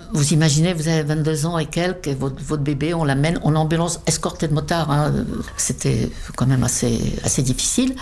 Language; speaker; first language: French; non-native, fluent; Czech